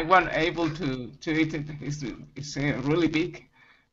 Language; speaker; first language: English; non-native, learner; Spanish